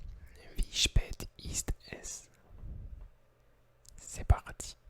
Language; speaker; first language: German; non-native, learner; French